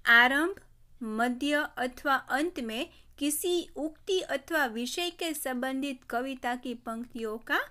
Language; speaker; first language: Hindi; non-native, local second language; Gujarati